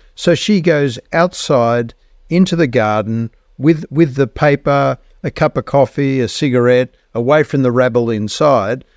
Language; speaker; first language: English; native; English